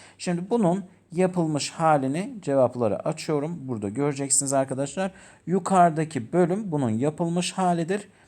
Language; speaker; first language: Turkish; native; Turkish